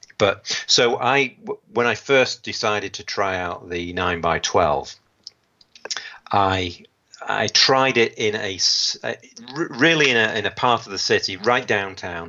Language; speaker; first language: English; native; English